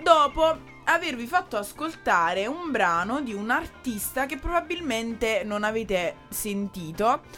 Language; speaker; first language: Italian; native; Italian